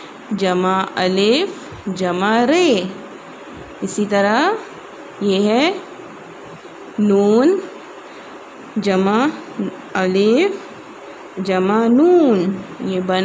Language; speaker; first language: Urdu; non-native, local second language; Pashto